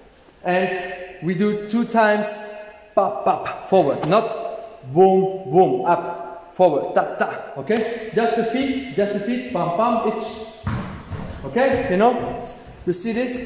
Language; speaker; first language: English; non-native, learner; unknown